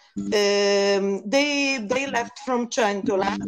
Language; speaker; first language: English; non-native, learner; Italian